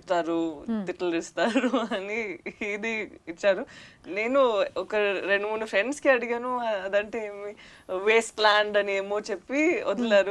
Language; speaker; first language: Telugu; non-native, learner; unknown